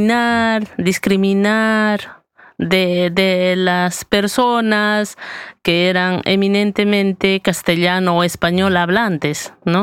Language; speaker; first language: Spanish; native; Spanish